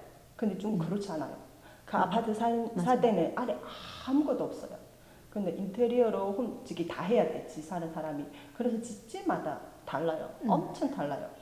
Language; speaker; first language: Korean; non-native, fluent; Chinese